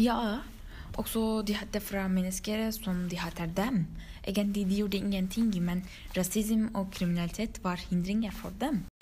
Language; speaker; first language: Norwegian; non-native, learner; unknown